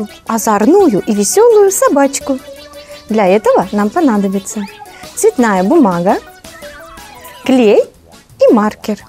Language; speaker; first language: Russian; native; Russian